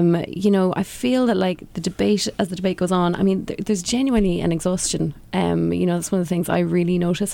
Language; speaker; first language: English; native; English